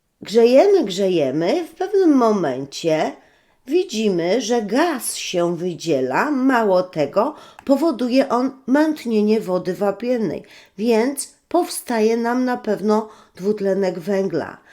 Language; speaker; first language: Polish; native; Polish